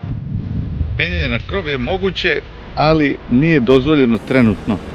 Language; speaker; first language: Serbian; native; Serbian